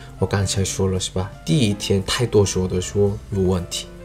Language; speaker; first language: Chinese; non-native, learner; Korean